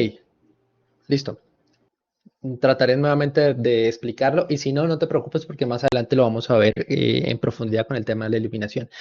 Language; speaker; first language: Spanish; native; Spanish